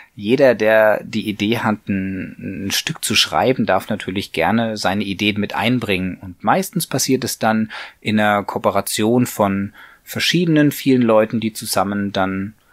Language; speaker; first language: German; native; German